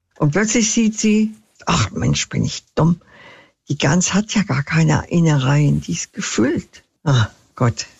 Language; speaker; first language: German; native; German